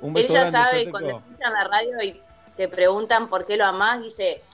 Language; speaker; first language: Spanish; native; Spanish